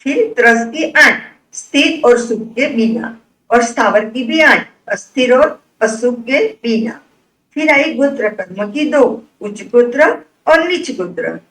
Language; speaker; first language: Hindi; non-native, local second language; Gujarati